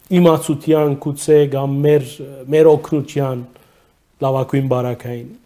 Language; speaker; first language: Armenian; native; Armenian